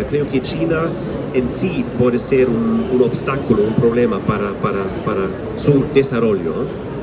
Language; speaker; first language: Spanish; non-native, fluent; German